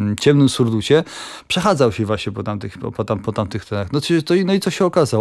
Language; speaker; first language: Polish; native; Polish